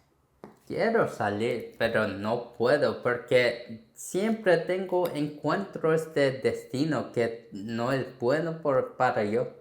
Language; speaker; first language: Spanish; non-native, fluent; Korean